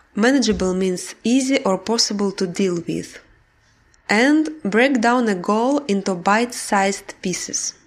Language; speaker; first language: English; non-native, fluent; Russian